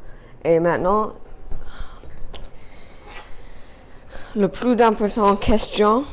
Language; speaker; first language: French; non-native, learner; English